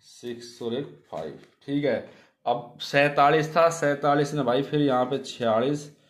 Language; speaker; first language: Hindi; native; Hindi